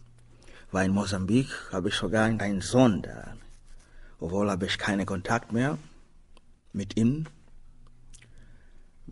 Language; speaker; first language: German; non-native, learner; Swahili